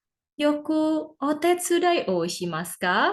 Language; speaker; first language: Japanese; non-native, fluent; Indonesian